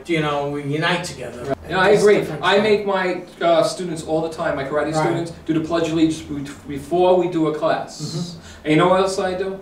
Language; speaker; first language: English; native; English